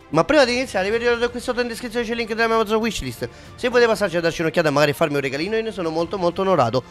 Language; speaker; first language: Italian; native; Italian